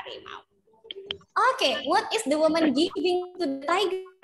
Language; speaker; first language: English; non-native, fluent; Indonesian